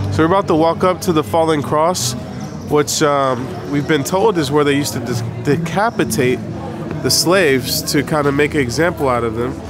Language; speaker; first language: English; native; English